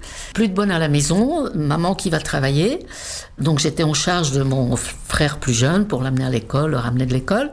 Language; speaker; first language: French; non-native, fluent; Czech